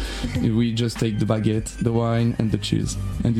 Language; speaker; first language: English; non-native, learner; French